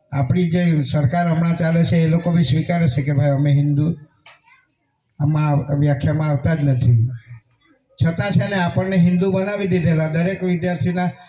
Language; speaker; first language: Gujarati; non-native, local second language; Kukna